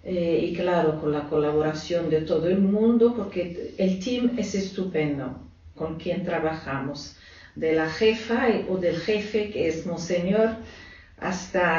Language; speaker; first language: Spanish; non-native, fluent; Arabic